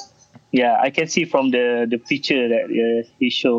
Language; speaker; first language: English; non-native, local second language; Malay